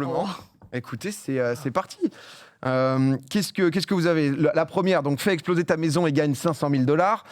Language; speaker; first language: French; native; French